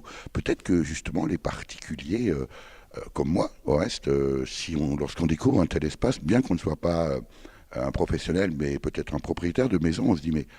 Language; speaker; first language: French; native; French